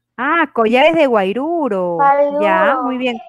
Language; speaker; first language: Spanish; native; Spanish